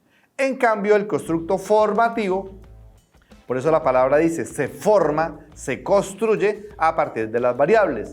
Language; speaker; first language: Spanish; native; Spanish